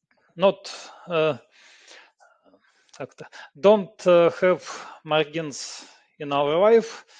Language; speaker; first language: English; non-native, learner; Russian